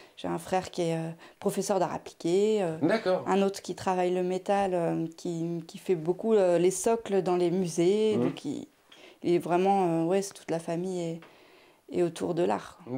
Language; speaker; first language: French; native; French